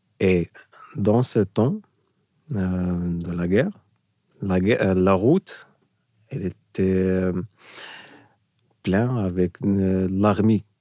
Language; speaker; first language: French; non-native, learner; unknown